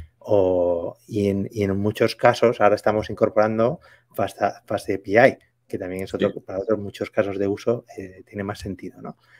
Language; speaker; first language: Spanish; native; Spanish